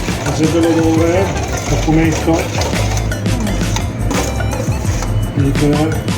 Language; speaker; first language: Italian; non-native, learner; Chinese